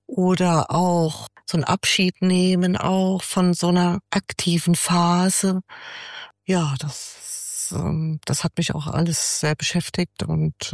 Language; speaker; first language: German; native; German